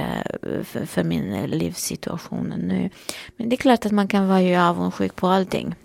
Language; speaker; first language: Swedish; non-native, fluent; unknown